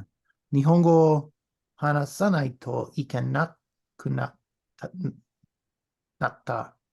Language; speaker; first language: Japanese; non-native, learner; English